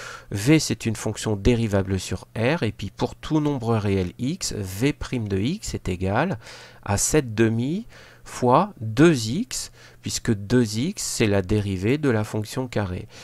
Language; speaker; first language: French; native; French